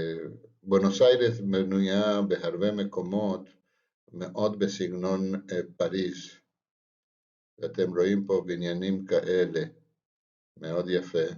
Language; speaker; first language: Hebrew; non-native, fluent; Spanish